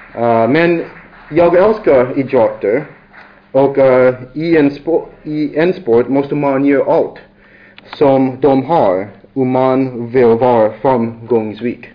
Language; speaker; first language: Swedish; non-native, learner; English